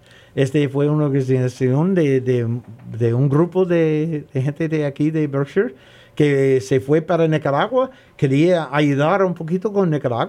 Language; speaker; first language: Spanish; non-native, learner; English